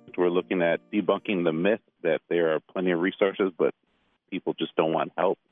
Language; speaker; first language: English; native; English